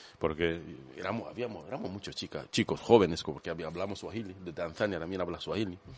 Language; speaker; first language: Spanish; non-native, fluent; Swahili